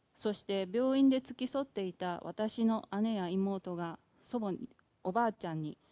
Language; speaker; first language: Japanese; native; Japanese